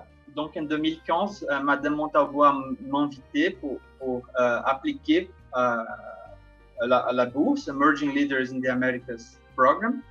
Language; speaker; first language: French; non-native, fluent; Portuguese